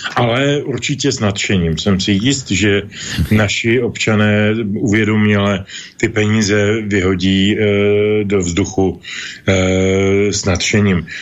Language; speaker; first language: Czech; native; Czech